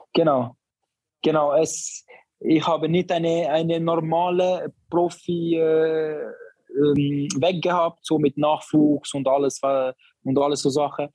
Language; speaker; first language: German; non-native, learner; Albanian